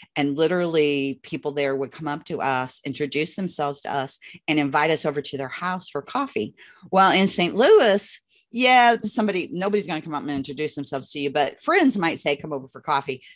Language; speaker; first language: English; native; English